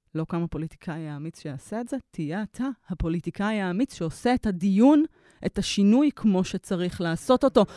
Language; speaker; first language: Hebrew; native; Hebrew